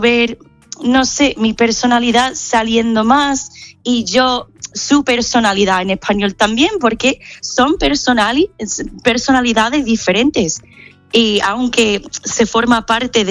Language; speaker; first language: Spanish; non-native, fluent; English